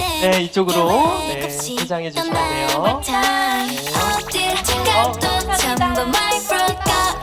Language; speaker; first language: Korean; native; Korean